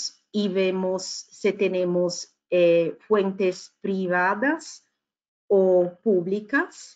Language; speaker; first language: Spanish; non-native, fluent; Portuguese